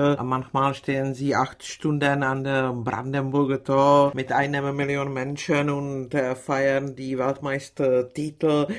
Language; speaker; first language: German; non-native, fluent; Czech